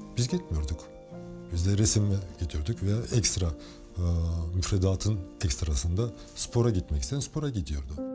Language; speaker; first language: Turkish; early bilingual, heritage; Turkish